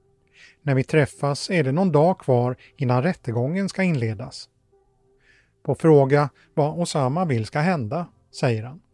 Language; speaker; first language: Swedish; native; Swedish